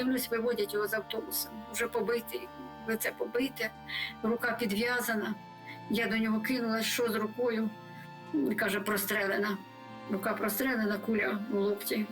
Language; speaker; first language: Ukrainian; native; Ukrainian